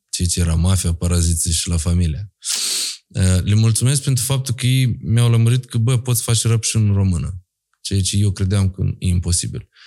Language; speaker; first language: Romanian; native; Romanian